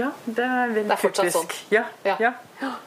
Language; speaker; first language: Norwegian; non-native, learner; Russian